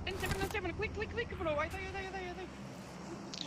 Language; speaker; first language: English; non-native, learner; Portuguese